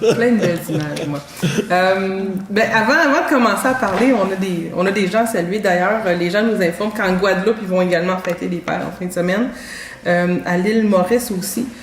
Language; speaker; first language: French; native; French